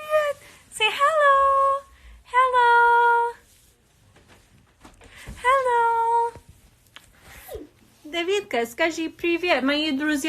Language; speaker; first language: Russian; non-native, learner; English